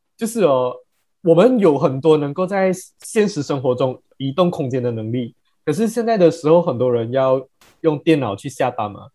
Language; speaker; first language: Chinese; native; Chinese